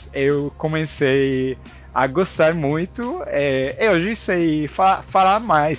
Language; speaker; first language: Portuguese; non-native, fluent; Italian